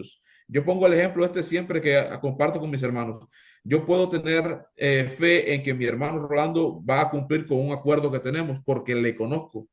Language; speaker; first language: Spanish; native; Spanish